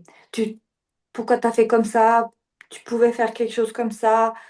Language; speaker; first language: French; non-native, learner; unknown